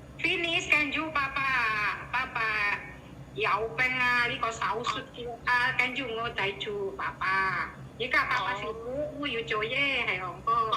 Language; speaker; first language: Cantonese; non-native, learner; Indonesian